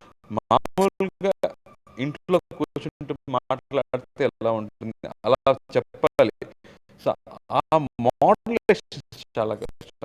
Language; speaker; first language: Telugu; non-native, learner; Tamil